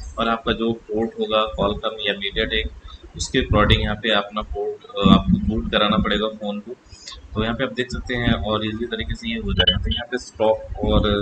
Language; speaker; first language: Hindi; native; Hindi